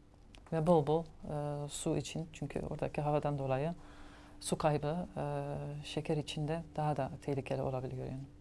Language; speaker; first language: Turkish; native; Turkish